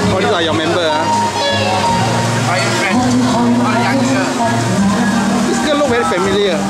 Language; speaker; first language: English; non-native, local second language; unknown